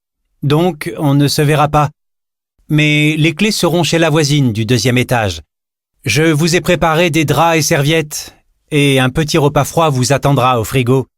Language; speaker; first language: French; native; French